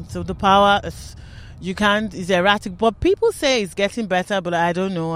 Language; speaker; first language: English; non-native, local second language; Yoruba